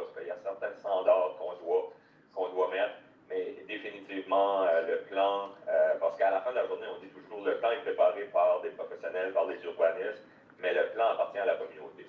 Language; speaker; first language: French; native; French